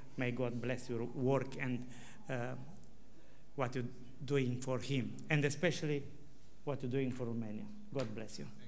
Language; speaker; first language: English; non-native, fluent; Romanian